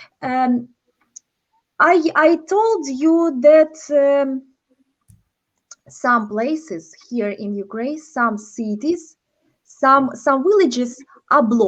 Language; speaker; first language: English; non-native, learner; Ukrainian